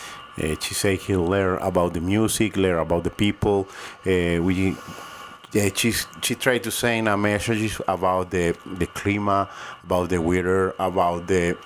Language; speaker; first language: English; non-native, learner; Spanish